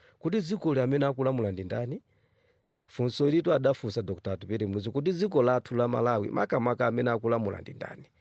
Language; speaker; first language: Nyanja; non-native, local second language; Yao